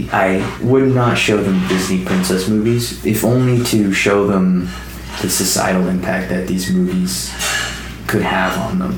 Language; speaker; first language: English; native; English